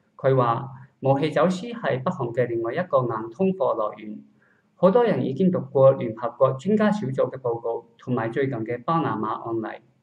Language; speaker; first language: Cantonese; non-native, learner; Japanese